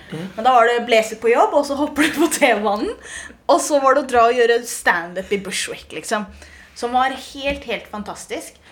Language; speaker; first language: Norwegian; early bilingual, other home language; Somali